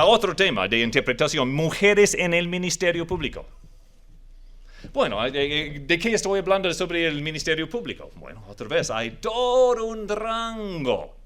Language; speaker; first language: Spanish; non-native, fluent; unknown